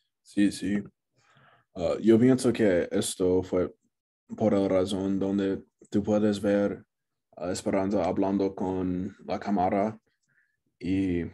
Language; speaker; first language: Spanish; non-native, learner; English